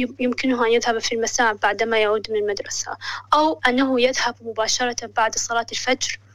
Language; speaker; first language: Arabic; non-native, local second language; Somali